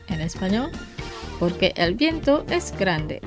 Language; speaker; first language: Spanish; non-native, fluent; Indonesian